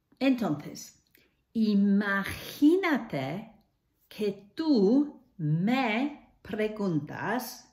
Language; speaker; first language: Spanish; non-native, fluent; English